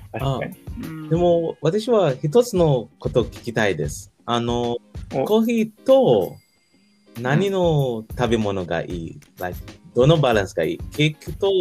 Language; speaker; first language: Japanese; non-native, learner; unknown